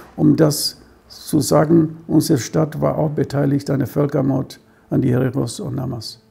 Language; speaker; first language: German; non-native, fluent; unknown